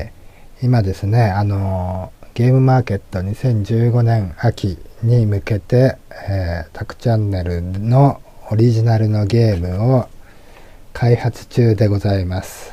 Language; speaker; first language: Japanese; native; Japanese